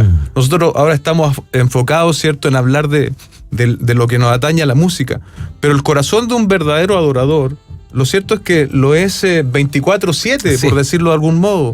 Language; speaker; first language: Spanish; native; Spanish